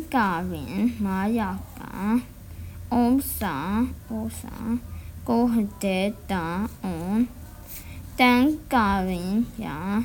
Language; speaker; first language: Finnish; non-native, learner; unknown